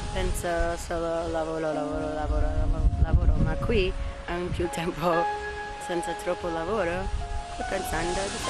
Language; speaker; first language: Italian; non-native, learner; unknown